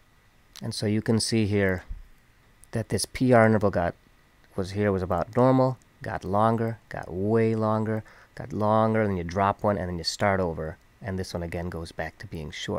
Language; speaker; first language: English; native; English